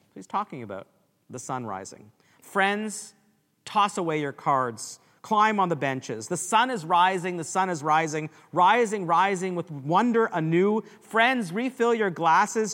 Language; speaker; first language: English; native; English